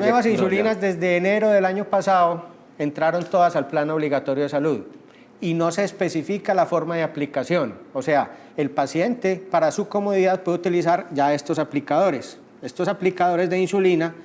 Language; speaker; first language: Spanish; native; Spanish